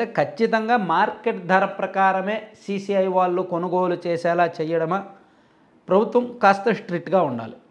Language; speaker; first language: Telugu; native; Telugu